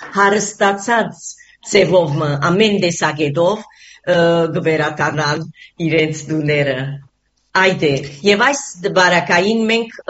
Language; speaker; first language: Armenian; early bilingual, heritage; Armenian